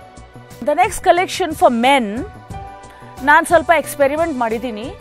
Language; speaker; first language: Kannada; non-native, local second language; Hindi